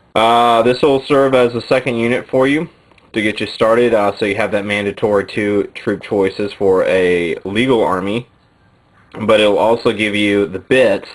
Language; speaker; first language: English; native; English